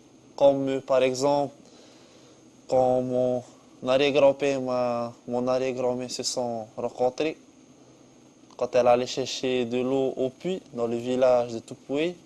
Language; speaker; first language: French; non-native, local second language; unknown